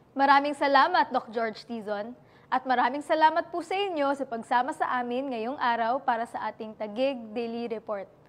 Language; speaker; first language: Filipino; native; Filipino